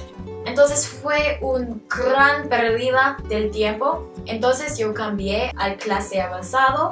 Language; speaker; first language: Spanish; non-native, learner; English